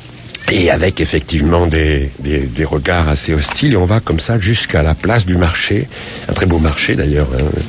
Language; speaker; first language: French; native; French